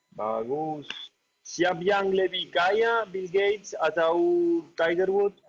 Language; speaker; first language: Indonesian; non-native, learner; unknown